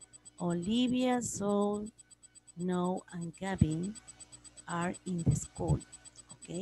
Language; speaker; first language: English; non-native, learner; Spanish